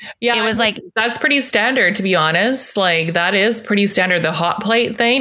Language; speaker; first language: English; native; English